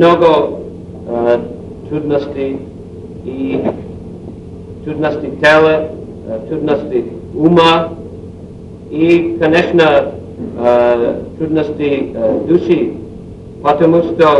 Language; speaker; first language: Russian; non-native, learner; English